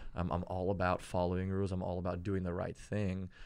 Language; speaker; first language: English; early bilingual, other home language; German